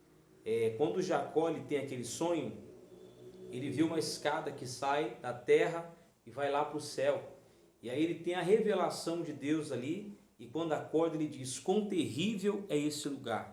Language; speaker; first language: Portuguese; native; Portuguese